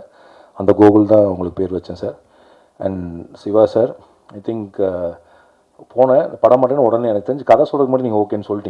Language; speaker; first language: Tamil; native; Tamil